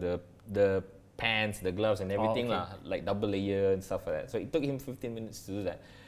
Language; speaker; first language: English; non-native, local second language; Malay